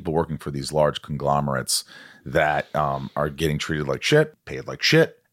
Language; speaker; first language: English; native; English